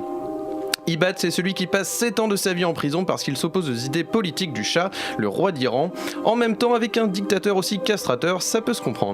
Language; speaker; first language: French; native; French